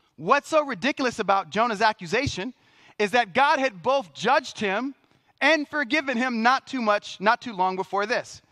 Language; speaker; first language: English; native; English